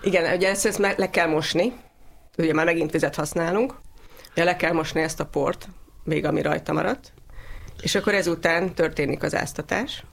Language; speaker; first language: Hungarian; native; Hungarian